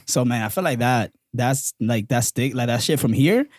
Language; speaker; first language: English; early bilingual, other home language; Spanish